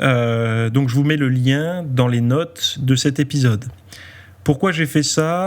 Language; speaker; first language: French; native; French